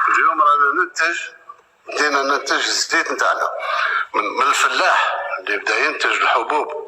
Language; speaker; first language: Arabic; native; Arabic